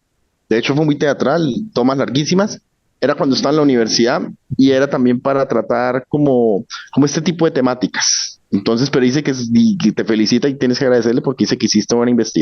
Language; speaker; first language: Spanish; native; Spanish